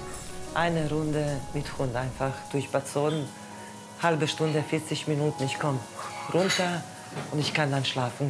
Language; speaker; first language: German; non-native, fluent; Croatian